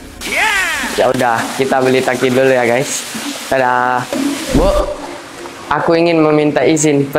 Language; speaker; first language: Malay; early bilingual, heritage; Malay